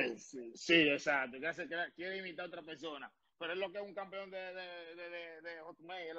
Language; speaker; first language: Spanish; native; Spanish